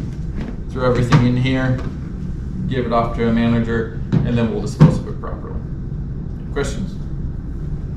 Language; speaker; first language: English; native; English